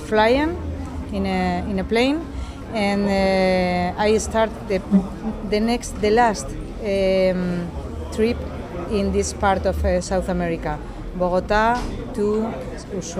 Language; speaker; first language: English; non-native, learner; Spanish